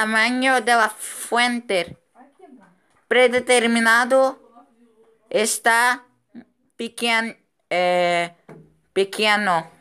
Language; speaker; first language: Spanish; non-native, fluent; Portuguese